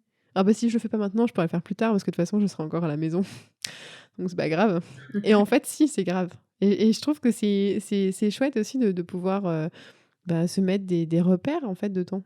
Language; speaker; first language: French; native; French